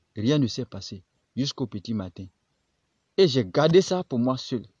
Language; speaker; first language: French; non-native, local second language; Baoulé